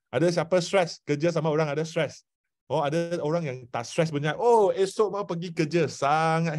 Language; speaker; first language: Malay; non-native, local second language; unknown